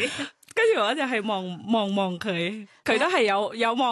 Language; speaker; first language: Cantonese; non-native, learner; Thai